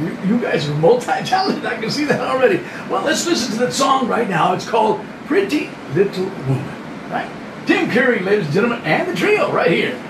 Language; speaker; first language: English; early bilingual, other home language; Spanish